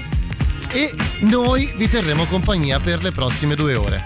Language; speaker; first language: Italian; native; Italian